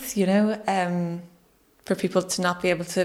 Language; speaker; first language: English; native; English